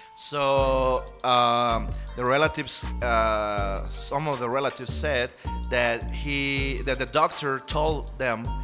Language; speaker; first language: English; non-native, fluent; Spanish